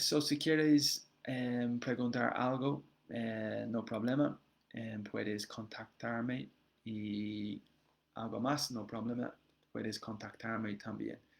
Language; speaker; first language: Spanish; non-native, learner; English